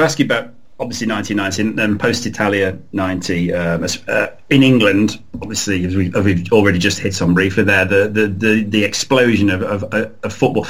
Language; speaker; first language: English; native; English